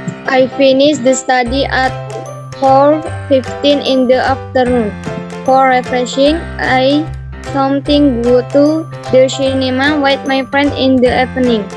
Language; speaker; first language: English; non-native, learner; Indonesian